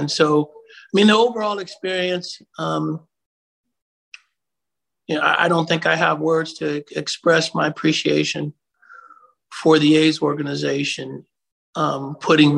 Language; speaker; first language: English; native; English